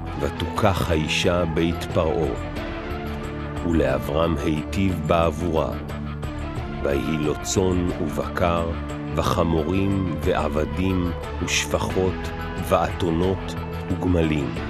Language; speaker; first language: Hebrew; native; Hebrew